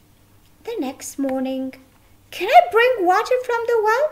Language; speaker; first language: English; non-native, fluent; Albanian